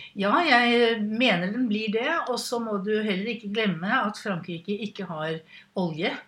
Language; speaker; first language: Norwegian; native; Norwegian